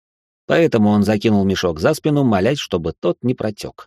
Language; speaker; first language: Russian; native; Russian